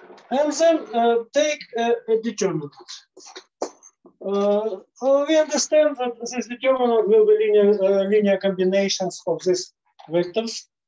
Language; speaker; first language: English; non-native, fluent; Russian